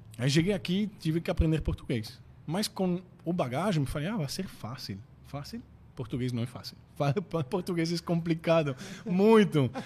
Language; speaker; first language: Portuguese; non-native, fluent; French